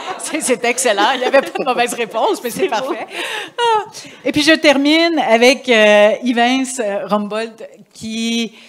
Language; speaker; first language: French; native; French